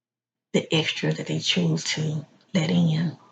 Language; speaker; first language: English; native; English